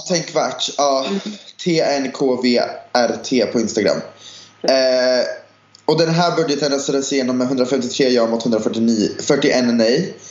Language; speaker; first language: Swedish; native; Swedish